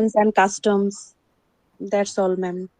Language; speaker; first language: English; non-native, learner; Bangla